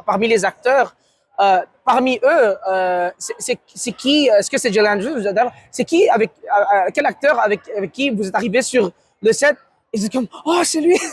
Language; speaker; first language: French; native; French